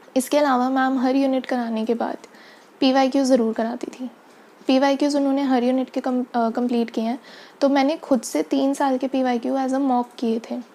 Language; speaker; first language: Hindi; native; Hindi